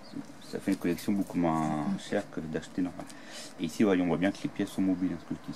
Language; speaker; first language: French; native; French